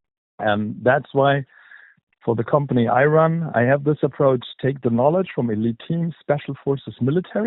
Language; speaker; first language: English; non-native, fluent; German